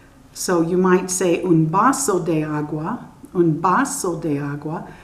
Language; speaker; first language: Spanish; non-native, learner; English